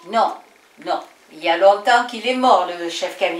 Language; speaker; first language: French; native; French